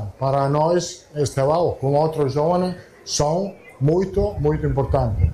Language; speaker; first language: Portuguese; non-native, fluent; Italian